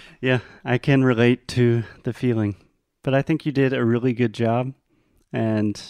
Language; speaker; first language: English; non-native, fluent; Portuguese